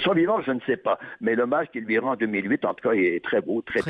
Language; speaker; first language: French; native; French